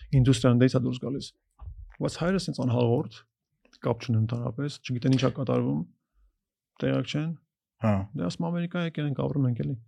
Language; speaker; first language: Armenian; native; Armenian